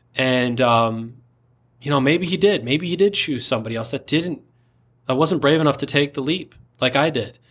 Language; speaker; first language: English; native; English